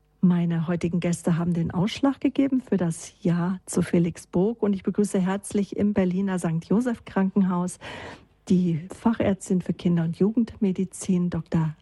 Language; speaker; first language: German; native; German